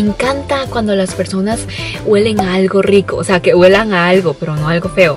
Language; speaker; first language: Spanish; early bilingual, other home language; Cantonese